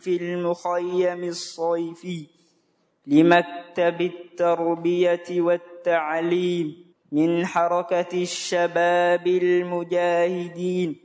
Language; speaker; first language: Arabic; non-native, local second language; Somali